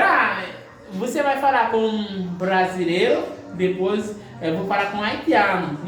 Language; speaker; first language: Portuguese; non-native, learner; Haitian Creole